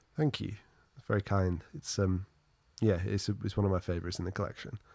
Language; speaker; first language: English; native; English